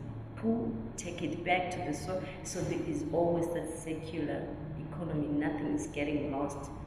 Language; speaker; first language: English; non-native, local second language; Shona